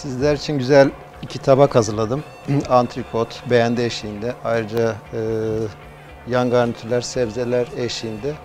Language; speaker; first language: Turkish; native; Turkish